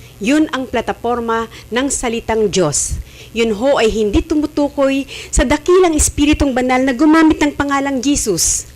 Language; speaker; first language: Filipino; native; Filipino